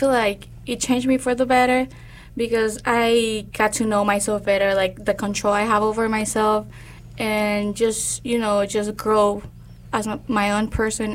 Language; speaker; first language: English; non-native, fluent; Spanish